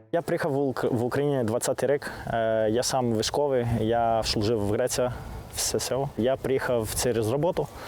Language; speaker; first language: Ukrainian; non-native, learner; Greek